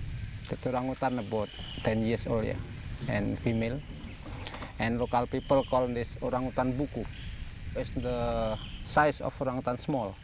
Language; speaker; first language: English; non-native, learner; Indonesian